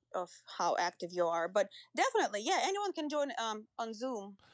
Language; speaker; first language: English; non-native, fluent; Russian